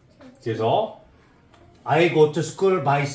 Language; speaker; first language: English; non-native, learner; Korean